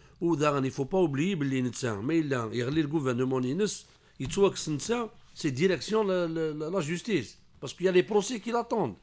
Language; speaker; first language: French; non-native, local second language; Kabyle